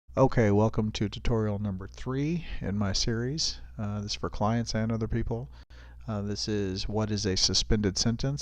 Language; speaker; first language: English; native; English